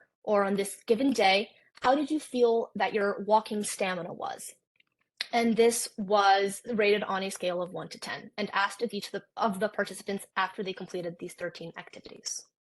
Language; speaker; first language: English; native; English